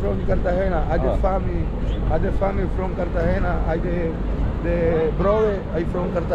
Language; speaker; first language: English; non-native, learner; Spanish